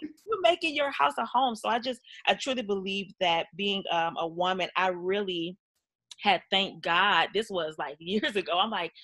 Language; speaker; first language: English; native; English